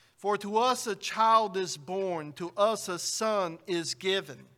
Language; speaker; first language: English; native; English